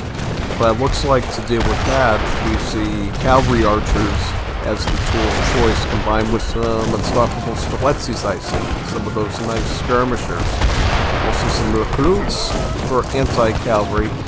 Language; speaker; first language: English; native; English